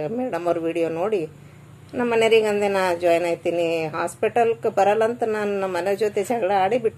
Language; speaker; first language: Kannada; native; Kannada